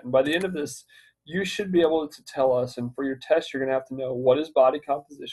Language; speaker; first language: English; native; English